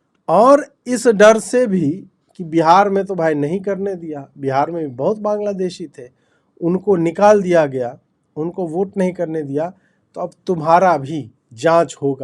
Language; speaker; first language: Hindi; native; Hindi